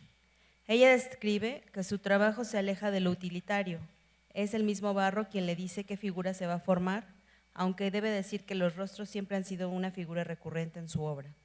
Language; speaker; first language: Spanish; native; Spanish